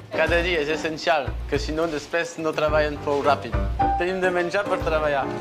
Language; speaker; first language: Catalan; non-native, local second language; French